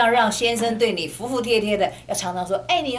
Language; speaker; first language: Chinese; native; Chinese